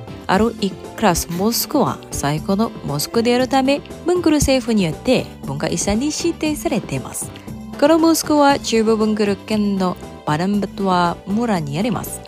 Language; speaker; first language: Japanese; non-native, fluent; Indonesian